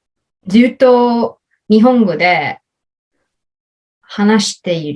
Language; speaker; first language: Japanese; non-native, learner; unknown